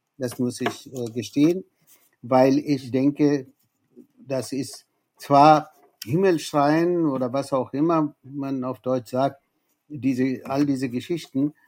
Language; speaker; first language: German; non-native, fluent; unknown